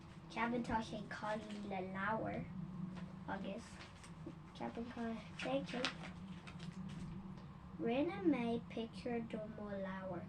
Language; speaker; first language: Irish; non-native, learner; English